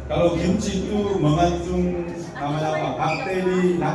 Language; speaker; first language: Indonesian; non-native, learner; Korean